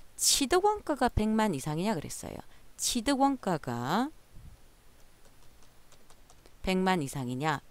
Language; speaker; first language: Korean; native; Korean